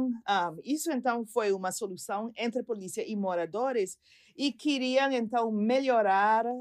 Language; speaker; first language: Portuguese; non-native, fluent; English